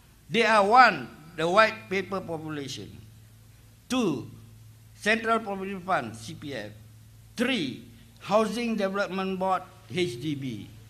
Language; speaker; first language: English; non-native, local second language; Malay